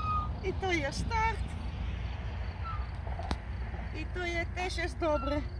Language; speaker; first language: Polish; non-native, learner; Dutch